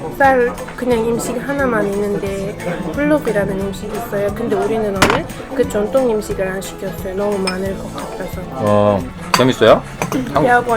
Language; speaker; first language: Korean; non-native, fluent; Uzbek